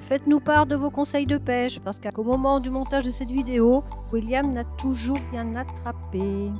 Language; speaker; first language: French; native; French